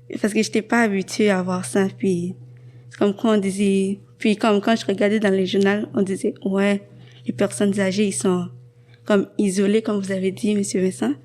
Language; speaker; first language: French; non-native, local second language; Haitian Creole